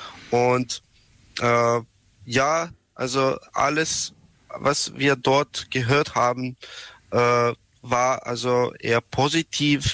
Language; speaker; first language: German; non-native, learner; Serbian